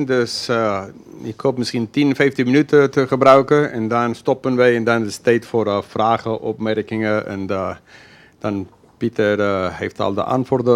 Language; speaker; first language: Dutch; non-native, fluent; English